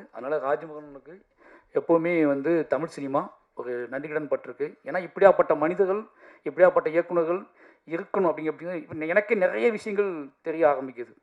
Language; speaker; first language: Tamil; native; Tamil